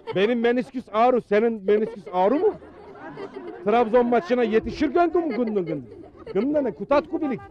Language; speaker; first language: Turkish; native; Turkish